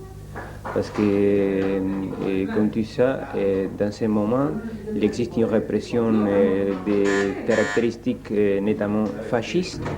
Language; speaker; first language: French; non-native, learner; Spanish